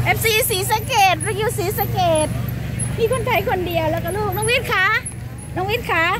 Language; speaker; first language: Thai; native; Thai